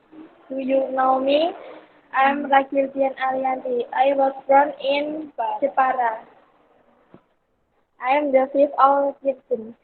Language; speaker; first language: English; non-native, learner; Indonesian